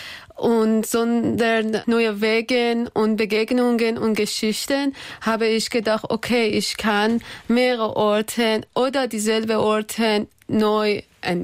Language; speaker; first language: German; non-native, learner; Persian